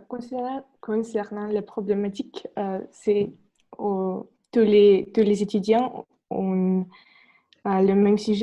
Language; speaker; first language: French; non-native, learner; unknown